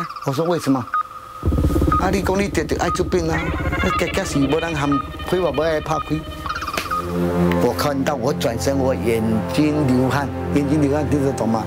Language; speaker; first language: Chinese; non-native, local second language; Min Nan Chinese